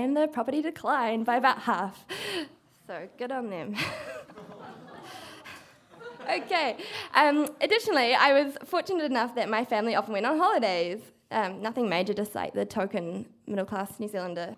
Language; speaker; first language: English; native; English